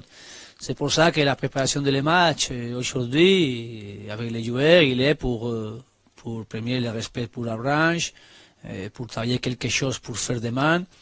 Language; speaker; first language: French; non-native, learner; Spanish